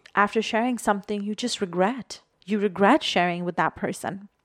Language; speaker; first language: English; non-native, local second language; Bangla